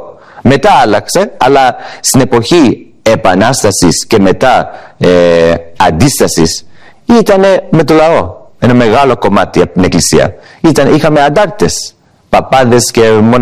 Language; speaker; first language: Greek; early bilingual, heritage; English